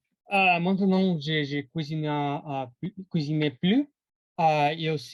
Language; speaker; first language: French; non-native, learner; English